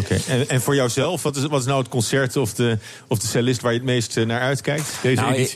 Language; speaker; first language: Dutch; native; Dutch